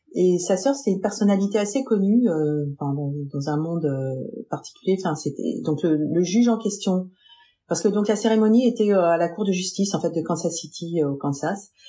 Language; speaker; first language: French; native; French